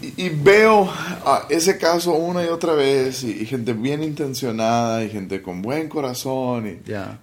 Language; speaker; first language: Spanish; native; Spanish